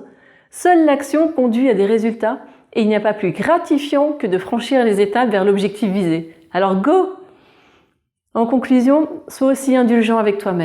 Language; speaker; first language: French; native; French